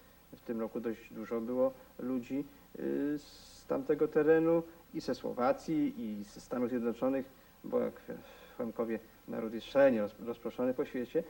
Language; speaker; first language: Polish; non-native, local second language; Rusyn